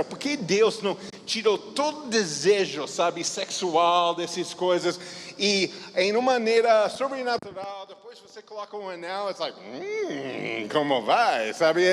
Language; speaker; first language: Portuguese; non-native, fluent; English